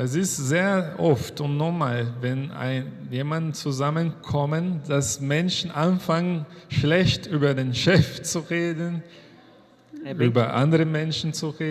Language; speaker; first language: German; non-native, fluent; Portuguese